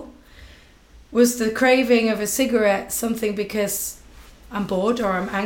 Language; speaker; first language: English; native; English